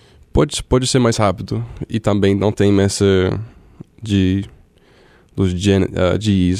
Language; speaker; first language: Portuguese; non-native, fluent; English